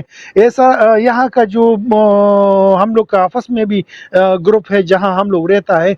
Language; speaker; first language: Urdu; non-native, local second language; Pashto